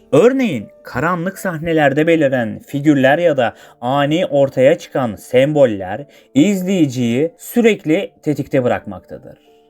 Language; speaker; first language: Turkish; native; Turkish